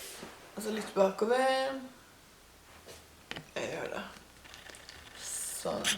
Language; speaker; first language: Norwegian; native; Norwegian